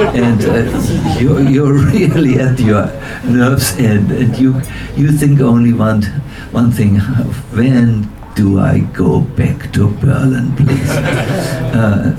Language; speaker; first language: English; non-native, fluent; German